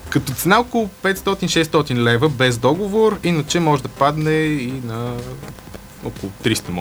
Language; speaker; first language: Bulgarian; native; Bulgarian